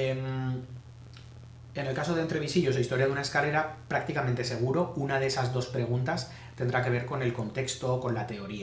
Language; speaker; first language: Spanish; native; Spanish